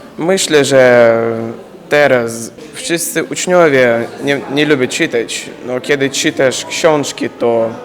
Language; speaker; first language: Polish; non-native, learner; Ukrainian